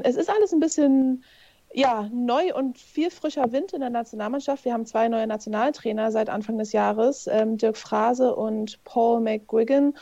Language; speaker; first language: German; native; German